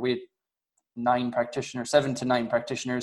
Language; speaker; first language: English; native; English